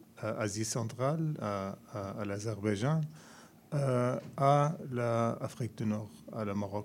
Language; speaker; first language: French; non-native, learner; Arabic